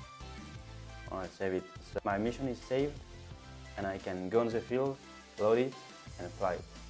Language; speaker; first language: English; non-native, fluent; French